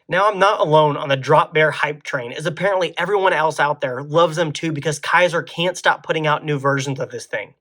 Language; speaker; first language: English; native; English